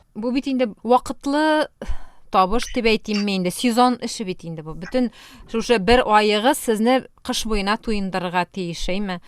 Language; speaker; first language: Tatar; native; Tatar